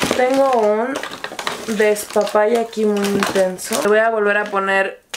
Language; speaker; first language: Spanish; native; Spanish